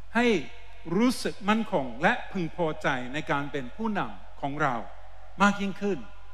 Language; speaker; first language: Thai; non-native, fluent; English